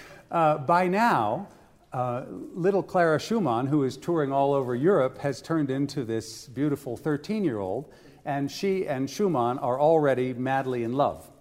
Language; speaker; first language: English; native; English